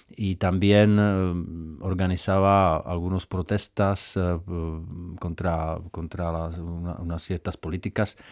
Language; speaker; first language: Spanish; non-native, fluent; Czech